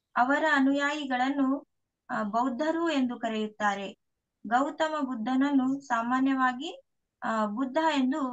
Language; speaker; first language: Kannada; non-native, local second language; Lambadi